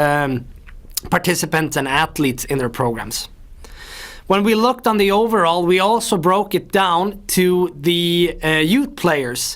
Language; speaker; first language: English; non-native, fluent; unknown